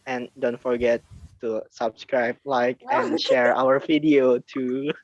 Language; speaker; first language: English; non-native, learner; Indonesian